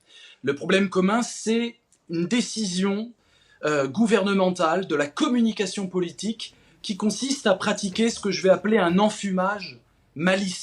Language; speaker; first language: French; native; French